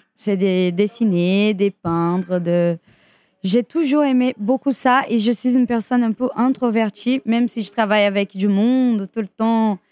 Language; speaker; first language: French; non-native, fluent; Portuguese